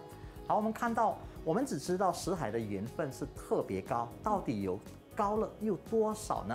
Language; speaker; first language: Chinese; native; Chinese